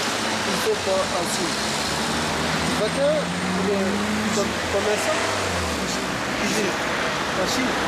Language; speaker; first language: French; non-native, learner; Chinese